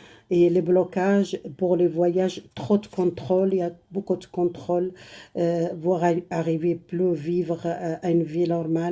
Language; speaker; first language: French; non-native, learner; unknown